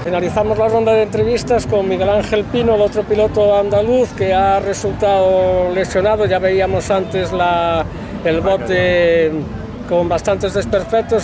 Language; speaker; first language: Spanish; native; Spanish